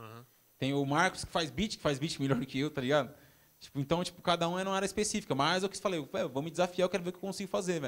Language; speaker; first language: Portuguese; native; Portuguese